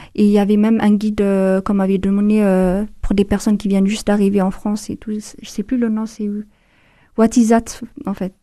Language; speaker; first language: French; non-native, fluent; Amharic